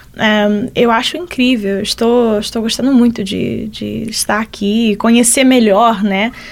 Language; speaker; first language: Portuguese; early bilingual, heritage; Portuguese